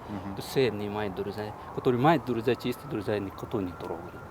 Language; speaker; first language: Russian; non-native, learner; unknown